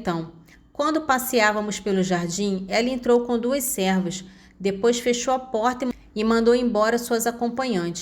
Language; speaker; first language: Portuguese; native; Portuguese